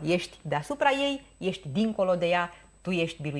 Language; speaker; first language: Romanian; native; Romanian